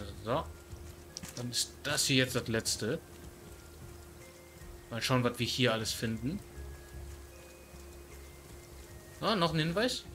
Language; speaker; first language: German; native; German